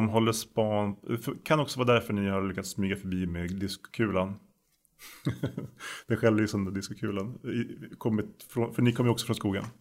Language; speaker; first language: Swedish; native; Swedish